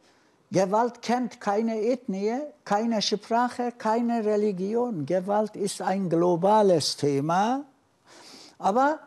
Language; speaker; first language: German; non-native, fluent; Turkish